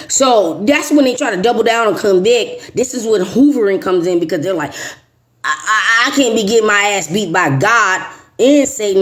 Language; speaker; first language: English; native; English